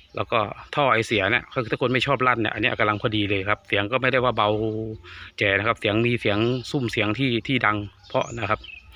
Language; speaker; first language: Thai; native; Thai